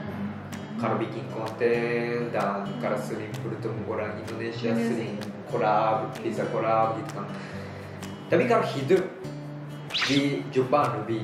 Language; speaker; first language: Indonesian; non-native, learner; Japanese